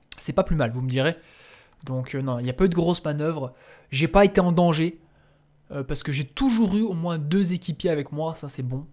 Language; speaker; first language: French; native; French